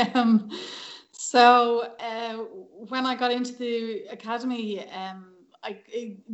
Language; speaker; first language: English; native; English